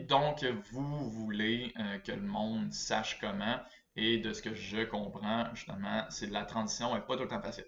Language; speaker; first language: French; native; French